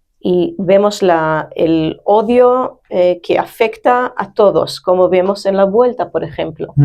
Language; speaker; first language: Spanish; early bilingual, heritage; Spanish